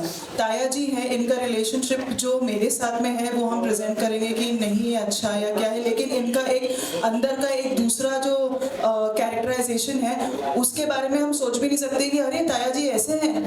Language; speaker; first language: Hindi; native; Hindi